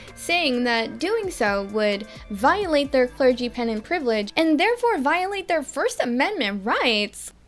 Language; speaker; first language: English; native; English